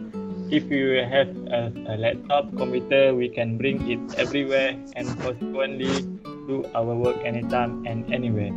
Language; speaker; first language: English; non-native, learner; Malay